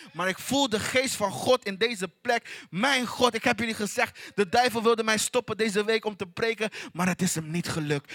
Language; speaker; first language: Dutch; non-native, fluent; Portuguese